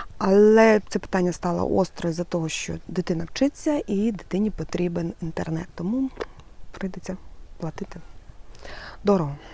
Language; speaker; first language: Ukrainian; native; Ukrainian